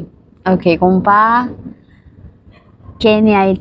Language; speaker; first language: French; non-native, learner; Spanish